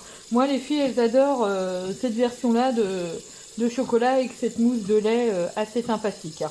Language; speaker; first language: French; native; French